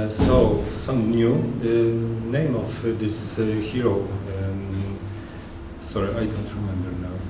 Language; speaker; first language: English; non-native, learner; Polish